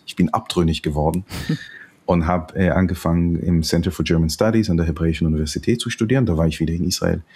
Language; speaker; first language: German; non-native, fluent; Hebrew